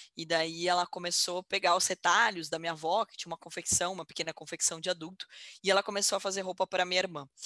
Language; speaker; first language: Portuguese; native; Portuguese